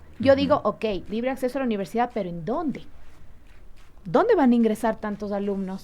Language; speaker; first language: Spanish; native; Spanish